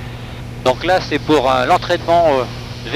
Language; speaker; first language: French; native; French